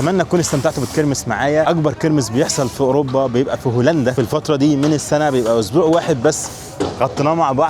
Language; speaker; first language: Arabic; native; Arabic